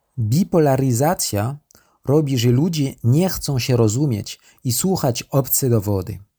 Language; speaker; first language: Polish; non-native, learner; French